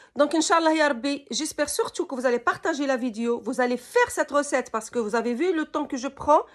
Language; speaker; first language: French; non-native, local second language; Arabic